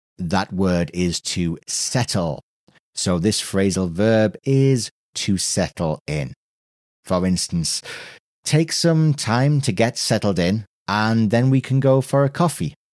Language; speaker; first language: English; native; English